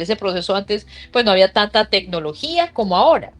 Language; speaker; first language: Spanish; native; Spanish